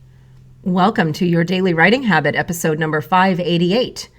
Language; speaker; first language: English; native; English